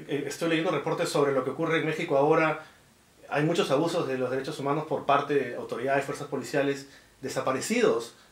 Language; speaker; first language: Spanish; native; Spanish